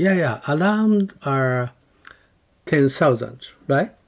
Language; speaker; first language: English; non-native, learner; Japanese